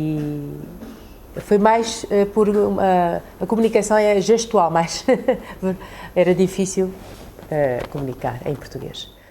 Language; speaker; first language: Portuguese; early bilingual, other home language; Chinese